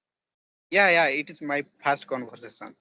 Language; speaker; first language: English; non-native, learner; Odia